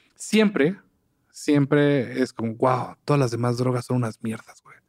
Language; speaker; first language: Spanish; native; Spanish